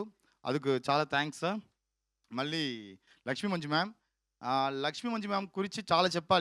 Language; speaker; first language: Telugu; non-native, learner; Tamil